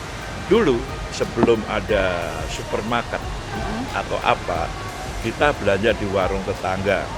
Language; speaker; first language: Indonesian; native; Indonesian